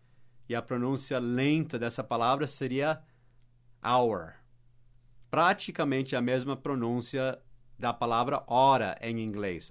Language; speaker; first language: Portuguese; non-native, fluent; English